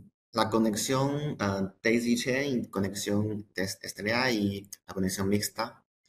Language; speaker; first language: Spanish; non-native, fluent; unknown